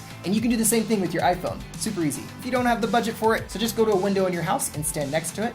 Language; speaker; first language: English; native; English